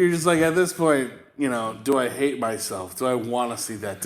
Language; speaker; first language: English; native; English